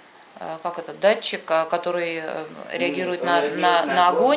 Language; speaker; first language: Russian; native; Russian